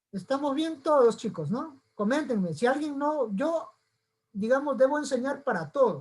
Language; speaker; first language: Spanish; native; Spanish